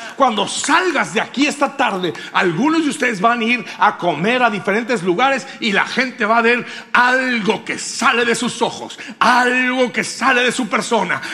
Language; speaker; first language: Spanish; native; Spanish